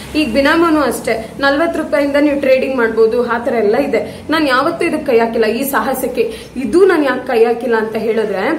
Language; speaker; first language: Kannada; non-native, local second language; Tulu